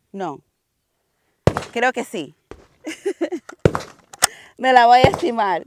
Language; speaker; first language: Spanish; non-native, learner; English